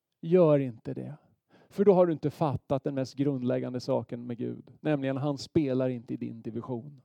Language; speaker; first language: Swedish; native; Swedish